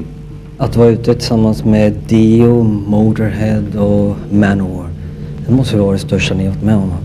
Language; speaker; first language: Swedish; native; Swedish